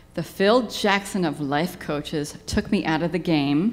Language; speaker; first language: English; native; English